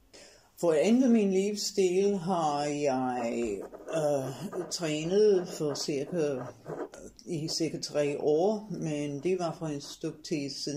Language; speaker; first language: Danish; non-native, fluent; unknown